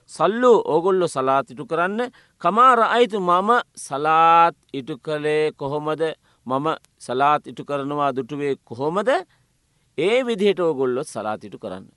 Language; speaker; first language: Sinhala; non-native, local second language; Tamil